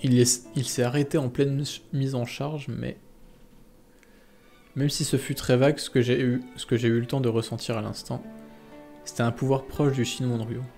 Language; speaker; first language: French; native; French